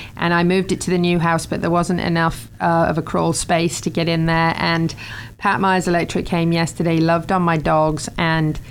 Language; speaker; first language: English; native; English